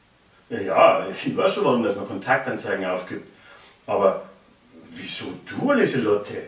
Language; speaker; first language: German; native; German